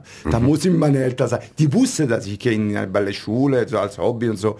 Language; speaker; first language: German; non-native, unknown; Italian